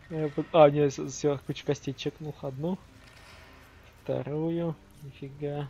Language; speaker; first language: Russian; native; Russian